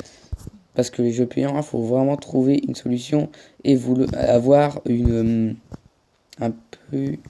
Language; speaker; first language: French; native; French